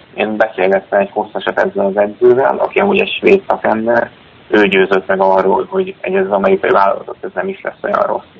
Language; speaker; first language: Hungarian; native; Hungarian